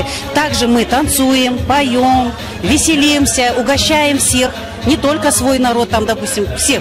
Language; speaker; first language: Russian; native; Russian